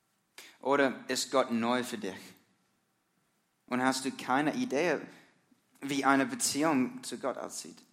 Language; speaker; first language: German; non-native, learner; English